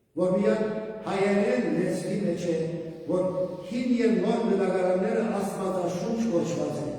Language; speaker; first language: Armenian; native; Armenian